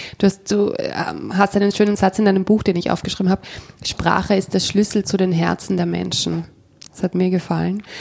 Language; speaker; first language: German; native; German